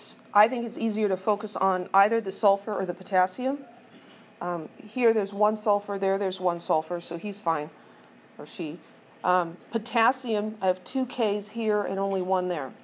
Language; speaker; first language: English; native; English